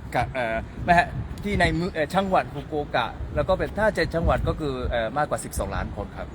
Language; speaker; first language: Thai; early bilingual, other home language; Japanese